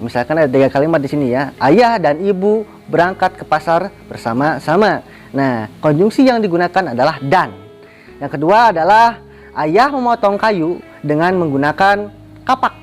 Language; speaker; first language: Indonesian; native; Indonesian